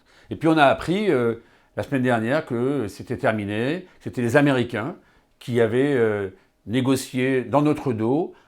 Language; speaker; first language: French; native; French